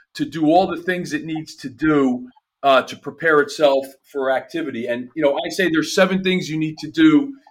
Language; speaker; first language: English; native; English